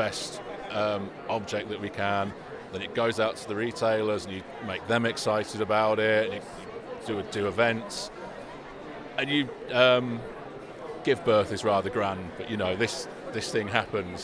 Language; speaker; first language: English; native; English